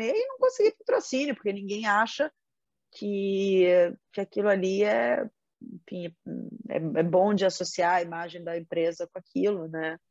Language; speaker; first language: Portuguese; native; Portuguese